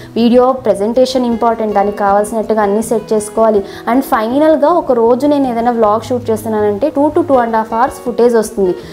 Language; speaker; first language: Telugu; non-native, local second language; Kannada